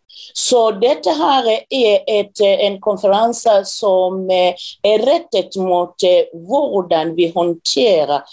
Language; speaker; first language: Norwegian; non-native, fluent; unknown